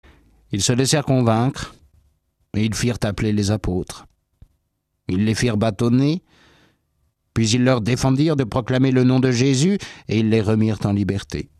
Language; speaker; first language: French; native; French